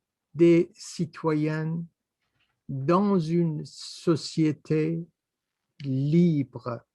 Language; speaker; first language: French; non-native, fluent; Persian